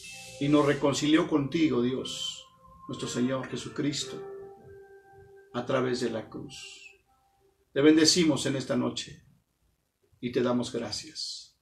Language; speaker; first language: Spanish; native; Spanish